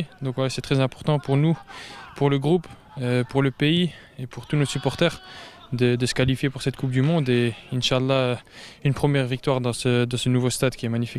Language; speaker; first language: French; native; French